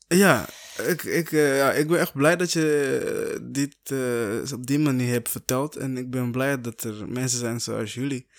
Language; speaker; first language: Dutch; non-native, fluent; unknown